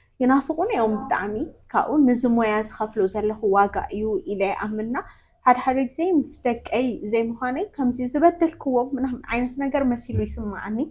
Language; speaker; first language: Tigrinya; non-native, local second language; Amharic